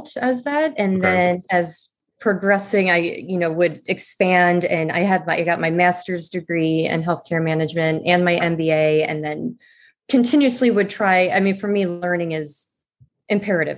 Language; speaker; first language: English; native; English